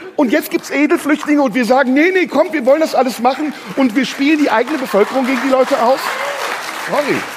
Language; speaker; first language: German; non-native, fluent; Turkish